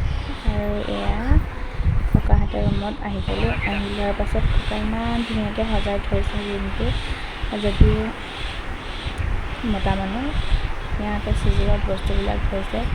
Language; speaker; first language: Assamese; native; Assamese